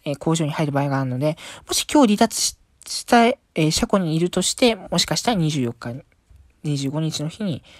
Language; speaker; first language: Japanese; native; Japanese